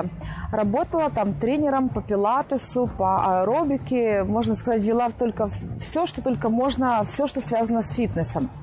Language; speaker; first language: Russian; native; Russian